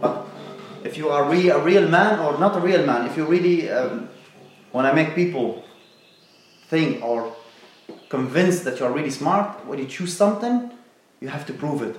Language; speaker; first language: English; non-native, learner; Arabic